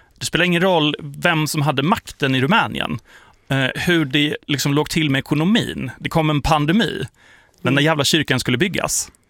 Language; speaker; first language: Swedish; early bilingual, other home language; Polish